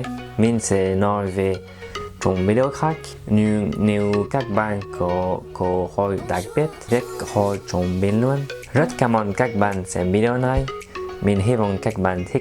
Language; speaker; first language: Vietnamese; non-native, learner; French